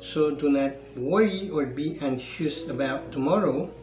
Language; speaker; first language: English; non-native, local second language; Filipino